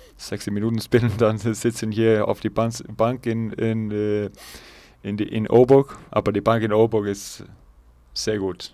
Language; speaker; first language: German; non-native, fluent; Icelandic